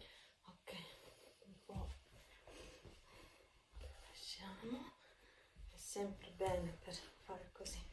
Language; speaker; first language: Italian; non-native, learner; Russian